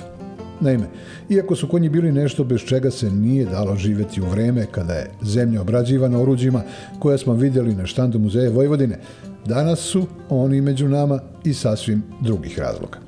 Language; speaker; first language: Serbian; native; Serbian